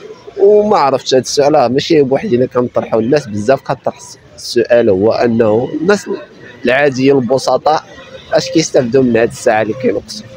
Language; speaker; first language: Arabic; native; Arabic